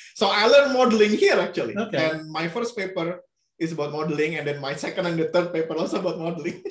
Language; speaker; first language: English; non-native, fluent; Indonesian